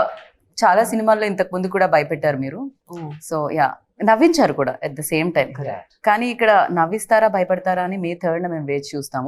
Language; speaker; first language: Telugu; native; Telugu